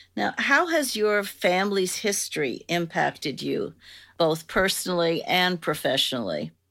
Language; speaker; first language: English; native; English